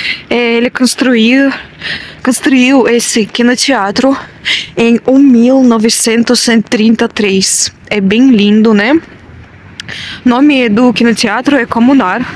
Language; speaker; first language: Portuguese; non-native, learner; Russian